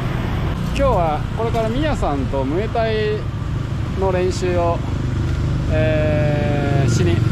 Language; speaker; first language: Japanese; native; Japanese